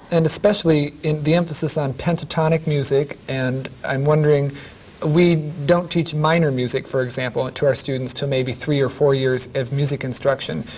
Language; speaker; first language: English; native; English